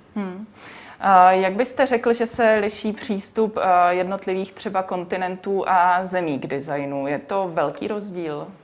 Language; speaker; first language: Czech; native; Czech